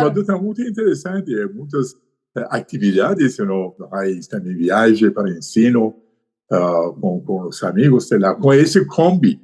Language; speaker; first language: Portuguese; non-native, learner; Persian